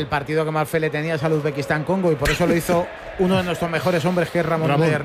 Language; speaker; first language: Spanish; native; Spanish